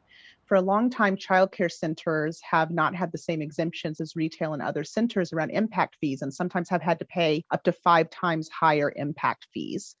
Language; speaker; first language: English; native; English